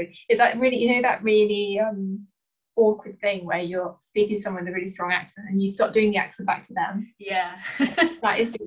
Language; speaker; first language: English; native; English